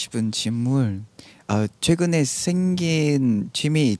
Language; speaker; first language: Korean; non-native, learner; Vietnamese